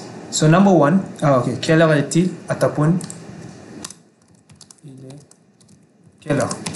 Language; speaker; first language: French; non-native, fluent; Malay